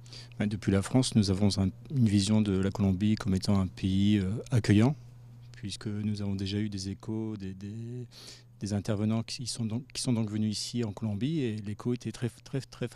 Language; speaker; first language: French; native; French